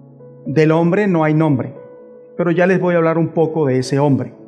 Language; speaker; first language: Spanish; native; Spanish